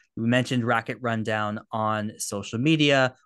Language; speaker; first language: English; native; English